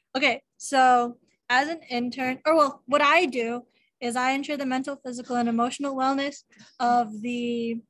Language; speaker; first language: English; native; English